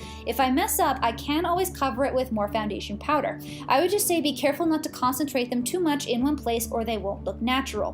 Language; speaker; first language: English; native; English